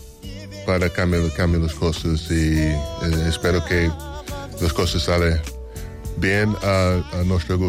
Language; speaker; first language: Spanish; non-native, fluent; English